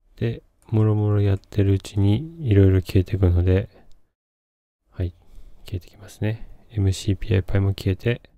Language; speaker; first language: Japanese; native; Japanese